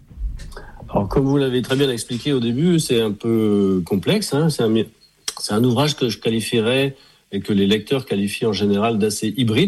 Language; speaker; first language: French; native; French